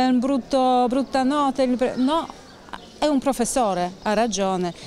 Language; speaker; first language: Italian; non-native, fluent; Polish